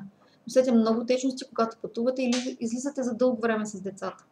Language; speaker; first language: Bulgarian; native; Bulgarian